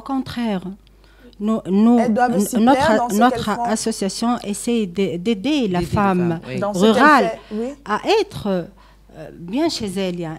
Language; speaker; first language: French; non-native, local second language; Arabic